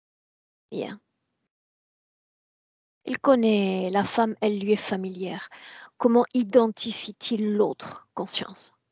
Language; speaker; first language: French; native; French